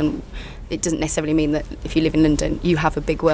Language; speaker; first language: English; native; English